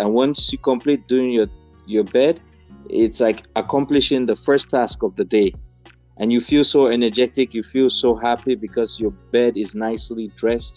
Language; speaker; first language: English; non-native, local second language; Fula